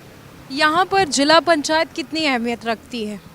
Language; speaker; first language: Hindi; native; Hindi